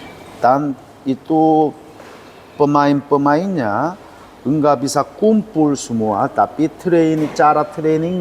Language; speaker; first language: Indonesian; non-native, learner; Korean